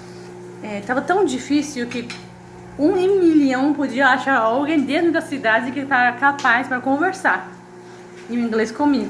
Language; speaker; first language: Portuguese; non-native, fluent; Persian